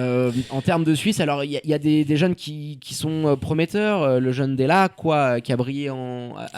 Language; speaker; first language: French; native; French